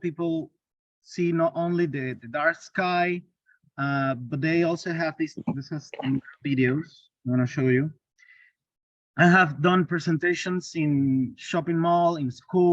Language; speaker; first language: English; non-native, learner; Spanish